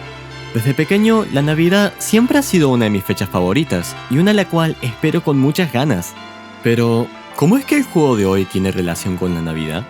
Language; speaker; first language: Spanish; native; Spanish